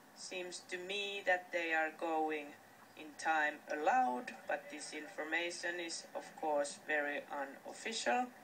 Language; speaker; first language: English; non-native, fluent; Finnish